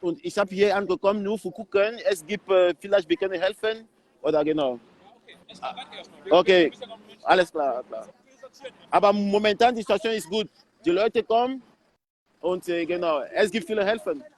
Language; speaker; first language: German; non-native, learner; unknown